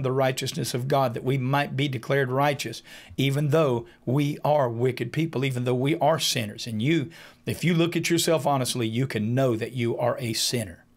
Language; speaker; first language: English; native; English